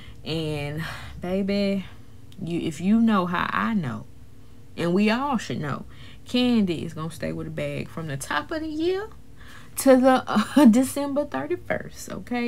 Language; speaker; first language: English; native; English